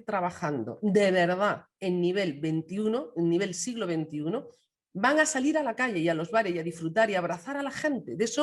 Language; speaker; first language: Spanish; native; Spanish